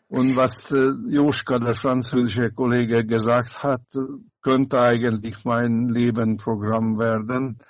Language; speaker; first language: German; non-native, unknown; Hungarian